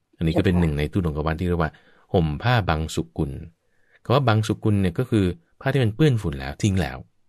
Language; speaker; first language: Thai; native; Thai